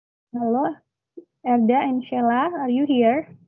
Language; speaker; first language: English; non-native, learner; Indonesian